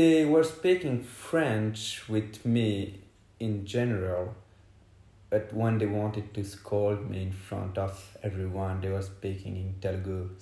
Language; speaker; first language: English; non-native, fluent; French